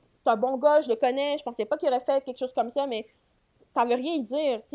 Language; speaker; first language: French; native; French